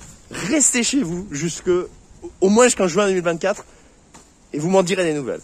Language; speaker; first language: French; native; French